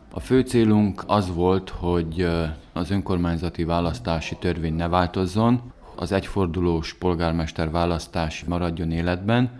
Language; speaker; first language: Hungarian; native; Hungarian